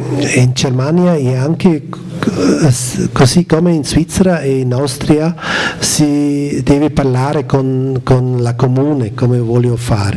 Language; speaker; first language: Italian; non-native, learner; German